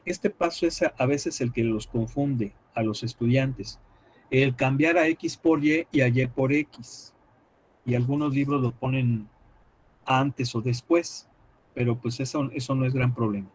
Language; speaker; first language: Spanish; native; Spanish